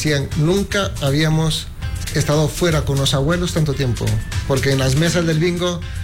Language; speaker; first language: Spanish; native; Spanish